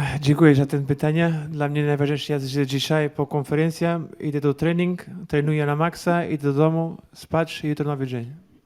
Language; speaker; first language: Polish; non-native, learner; Portuguese